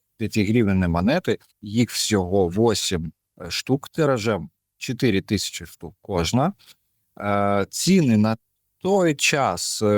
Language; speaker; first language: Ukrainian; non-native, local second language; Russian